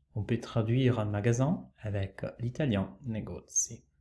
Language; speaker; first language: French; non-native, fluent; Italian